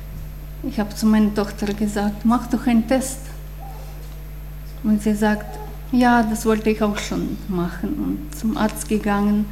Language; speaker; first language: German; non-native, learner; Russian